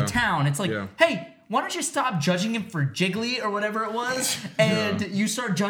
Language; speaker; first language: English; native; English